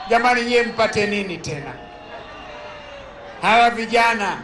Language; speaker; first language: Swahili; native; Swahili